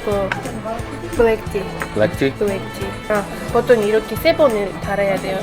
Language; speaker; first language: Korean; non-native, fluent; Uzbek